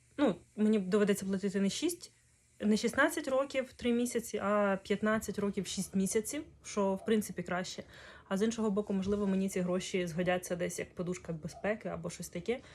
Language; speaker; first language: Ukrainian; non-native, local second language; Russian